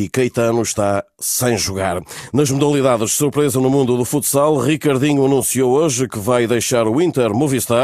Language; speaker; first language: Portuguese; native; Portuguese